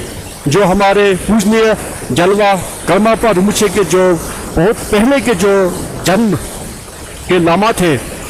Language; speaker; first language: Hindi; native; Hindi